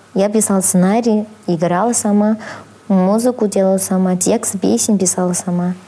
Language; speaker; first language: Russian; non-native, fluent; Chinese